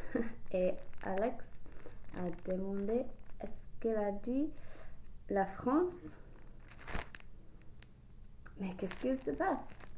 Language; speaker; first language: French; non-native, learner; English